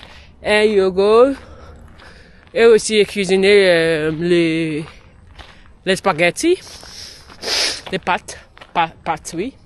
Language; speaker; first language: French; non-native, learner; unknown